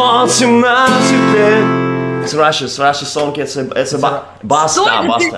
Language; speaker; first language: English; non-native, learner; Russian